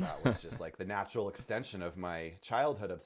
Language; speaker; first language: English; native; English